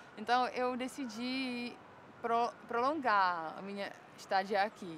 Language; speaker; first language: Portuguese; non-native, fluent; Czech